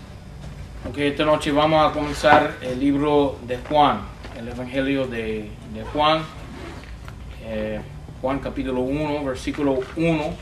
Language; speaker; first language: Spanish; non-native, fluent; English